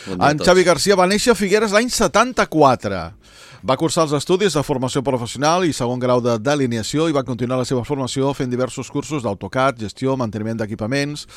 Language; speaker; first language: Catalan; native; Catalan